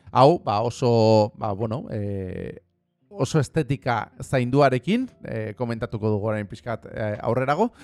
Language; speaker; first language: Basque; non-native, local second language; Spanish